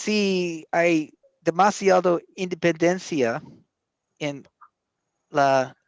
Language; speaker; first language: Spanish; non-native, learner; English